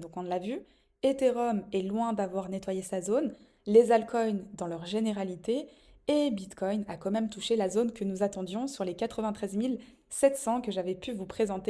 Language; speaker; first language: French; native; French